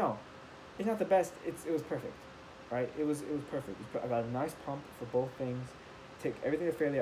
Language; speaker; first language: English; native; English